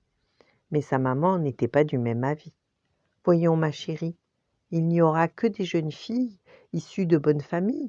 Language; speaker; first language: French; native; French